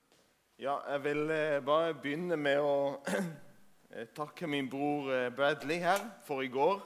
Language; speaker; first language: Norwegian; non-native, fluent; Hebrew